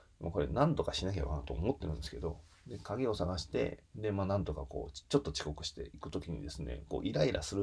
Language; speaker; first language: Japanese; native; Japanese